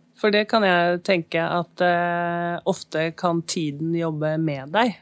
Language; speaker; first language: Norwegian; native; Norwegian